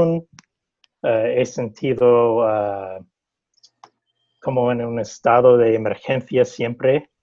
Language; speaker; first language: Spanish; non-native, fluent; English